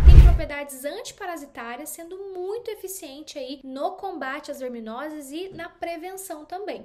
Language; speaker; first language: Portuguese; native; Portuguese